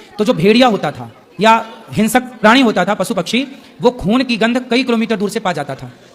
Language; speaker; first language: Hindi; native; Hindi